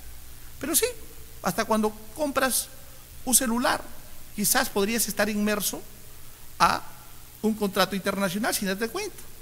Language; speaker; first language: Spanish; native; Spanish